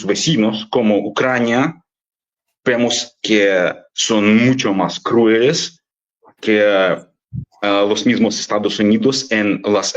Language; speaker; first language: Spanish; non-native, fluent; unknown